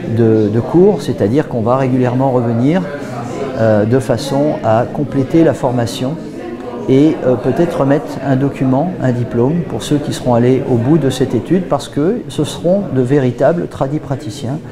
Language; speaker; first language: French; native; French